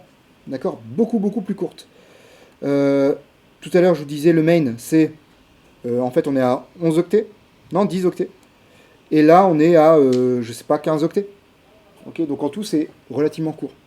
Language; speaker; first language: French; native; French